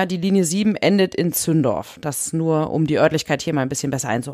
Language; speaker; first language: German; native; German